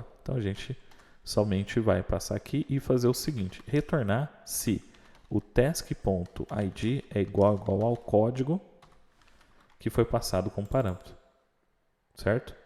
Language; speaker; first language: Portuguese; native; Portuguese